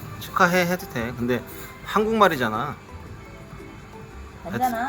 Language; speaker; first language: Korean; native; Korean